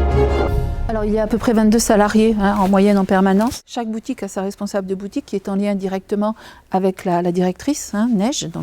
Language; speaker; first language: French; native; French